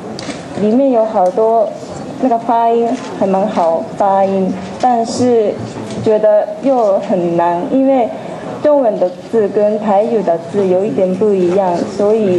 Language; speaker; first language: Chinese; non-native, fluent; Japanese